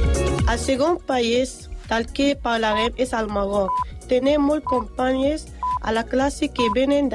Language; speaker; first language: Catalan; non-native, learner; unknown